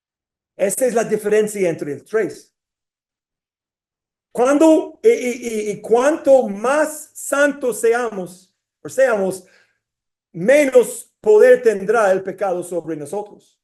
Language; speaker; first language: Spanish; non-native, fluent; English